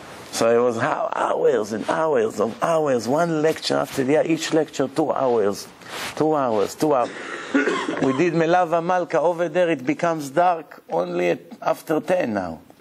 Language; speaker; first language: English; non-native, fluent; Hebrew